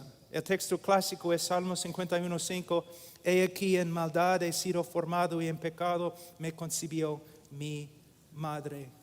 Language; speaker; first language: Spanish; non-native, fluent; English